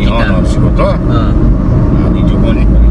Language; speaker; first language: Japanese; non-native, learner; Portuguese